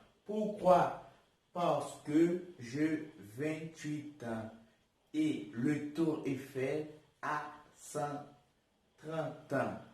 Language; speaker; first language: French; non-native, learner; Portuguese